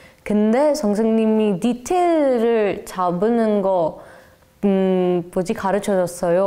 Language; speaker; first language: Korean; non-native, learner; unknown